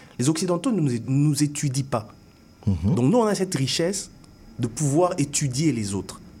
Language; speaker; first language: French; non-native, local second language; Lingala